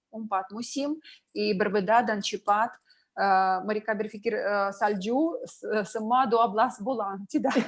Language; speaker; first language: Indonesian; non-native, learner; Russian